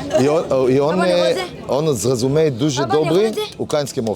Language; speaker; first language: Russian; early bilingual, heritage; Hebrew